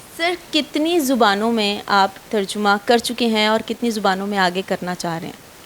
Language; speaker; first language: Urdu; native; Urdu